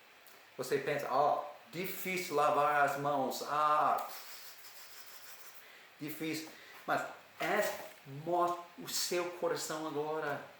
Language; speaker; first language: Portuguese; non-native, learner; English